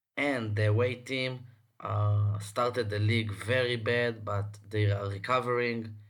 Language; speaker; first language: English; non-native, fluent; Hebrew